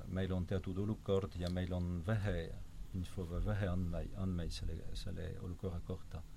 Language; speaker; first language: Estonian; non-native, fluent; French